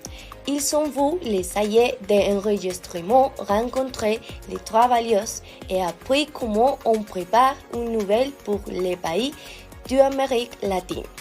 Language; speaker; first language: French; non-native, learner; Spanish